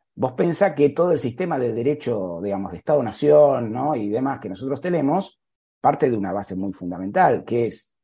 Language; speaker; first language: Spanish; native; Spanish